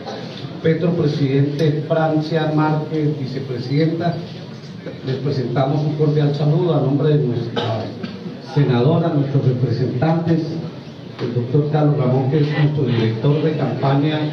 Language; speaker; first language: Spanish; native; Spanish